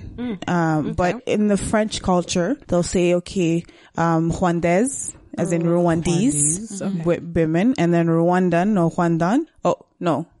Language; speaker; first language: English; non-native, local second language; Kinyarwanda